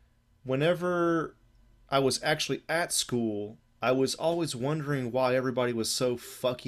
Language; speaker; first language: English; native; English